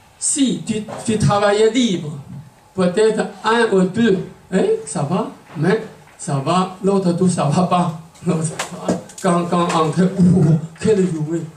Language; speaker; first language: French; non-native, learner; Chinese